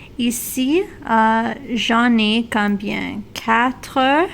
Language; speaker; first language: French; non-native, local second language; English